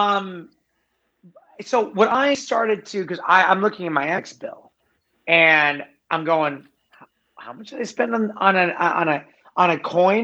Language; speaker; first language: English; native; English